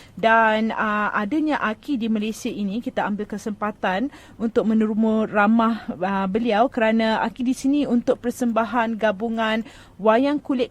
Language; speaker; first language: Malay; native; Malay